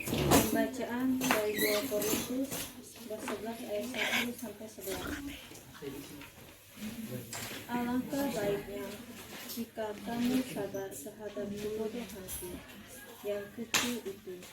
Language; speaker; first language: Indonesian; native; Indonesian